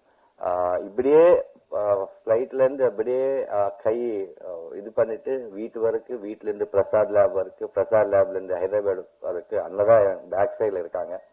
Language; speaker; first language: Tamil; non-native, learner; Telugu